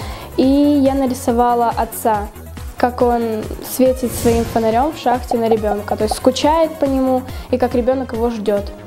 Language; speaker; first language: Russian; native; Russian